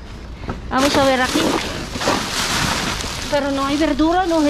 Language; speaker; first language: Spanish; non-native, learner; Filipino